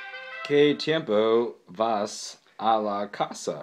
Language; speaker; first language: Spanish; non-native, learner; English